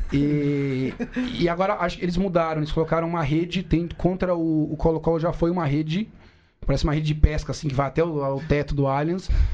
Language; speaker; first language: Portuguese; native; Portuguese